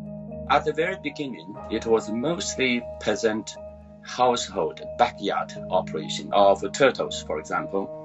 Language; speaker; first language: English; non-native, fluent; Chinese